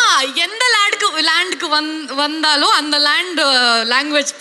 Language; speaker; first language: Tamil; non-native, learner; Kannada